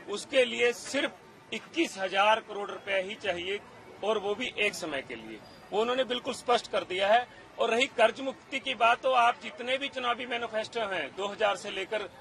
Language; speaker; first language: Hindi; native; Hindi